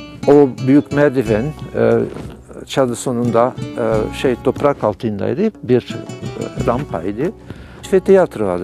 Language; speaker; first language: Turkish; non-native, fluent; Dutch